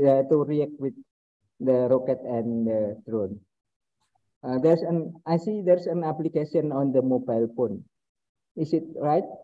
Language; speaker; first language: English; non-native, learner; Indonesian